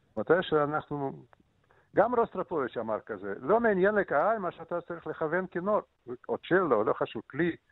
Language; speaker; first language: Hebrew; non-native, fluent; Russian